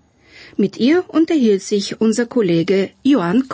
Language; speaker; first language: German; non-native, fluent; Bulgarian